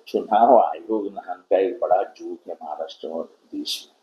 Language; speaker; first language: Hindi; non-native, local second language; Marathi